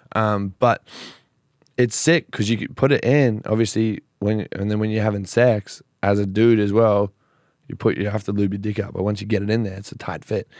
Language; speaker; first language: English; native; English